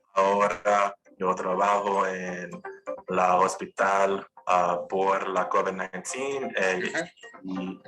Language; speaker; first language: Spanish; non-native, learner; English